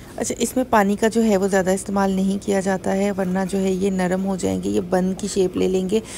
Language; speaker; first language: Urdu; native; Urdu